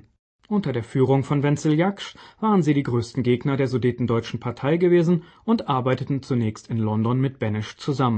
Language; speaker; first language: German; native; German